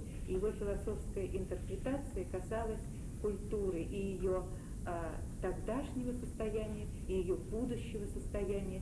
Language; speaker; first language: Russian; native; Russian